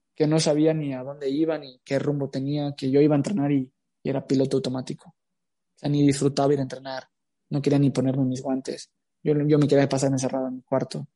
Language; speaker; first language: Spanish; native; Spanish